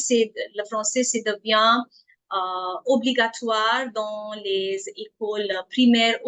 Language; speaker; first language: French; non-native, fluent; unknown